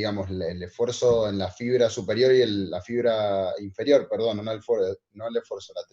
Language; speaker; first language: Spanish; native; Spanish